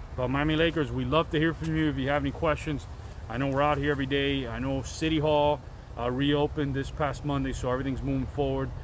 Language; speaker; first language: English; early bilingual, other home language; Spanish